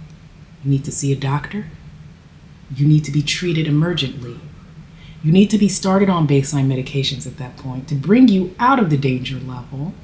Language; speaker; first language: English; native; English